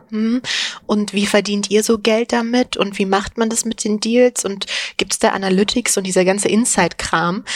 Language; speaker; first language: German; early bilingual, other home language; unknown